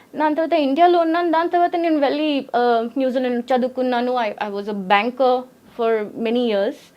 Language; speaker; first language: Telugu; early bilingual, heritage; Telugu